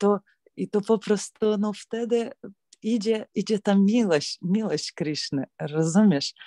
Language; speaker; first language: Polish; non-native, learner; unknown